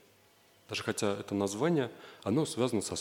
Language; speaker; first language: Russian; native; Russian